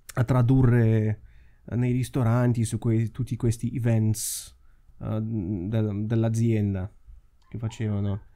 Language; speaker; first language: Italian; non-native, fluent; Russian